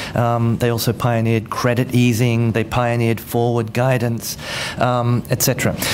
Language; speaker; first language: English; native; English